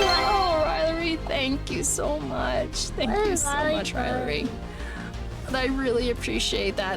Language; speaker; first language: English; native; English